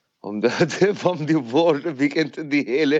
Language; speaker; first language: Dutch; non-native, fluent; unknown